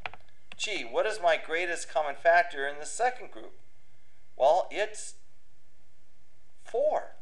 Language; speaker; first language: English; native; English